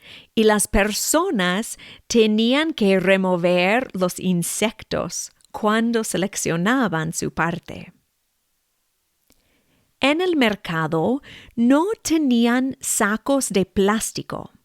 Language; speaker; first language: Spanish; non-native, fluent; English